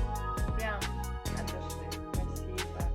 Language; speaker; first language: Russian; non-native, local second language; Uzbek